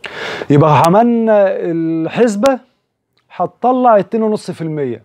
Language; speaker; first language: Arabic; native; Arabic